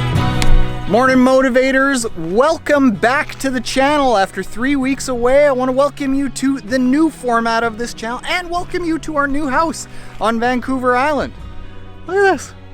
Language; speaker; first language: English; native; English